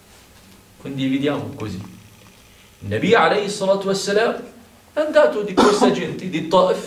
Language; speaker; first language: Italian; non-native, fluent; Arabic